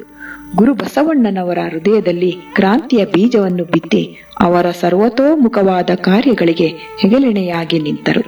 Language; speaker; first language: Kannada; native; Kannada